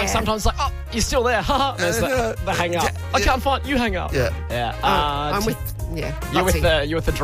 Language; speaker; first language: English; native; English